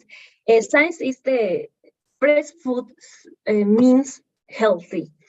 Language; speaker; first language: English; non-native, learner; Spanish